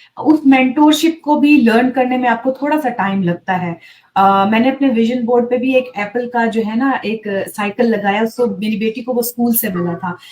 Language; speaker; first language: Urdu; native; Urdu